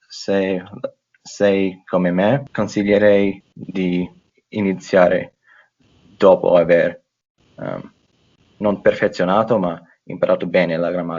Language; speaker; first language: Italian; non-native, fluent; English